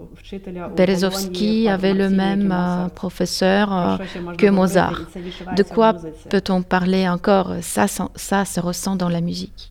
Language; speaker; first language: French; non-native, fluent; Ukrainian